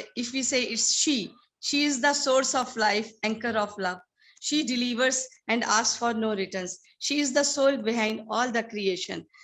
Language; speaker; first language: English; non-native, local second language; Hindi